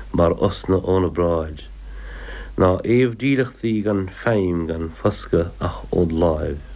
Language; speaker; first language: Irish; native; Irish